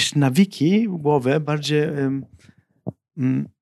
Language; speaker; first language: Polish; non-native, fluent; Italian